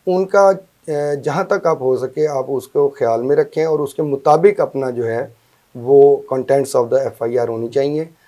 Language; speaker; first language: Urdu; non-native, local second language; Punjabi